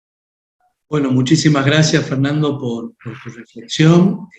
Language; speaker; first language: Spanish; native; Spanish